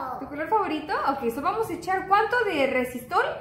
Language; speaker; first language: Spanish; native; Spanish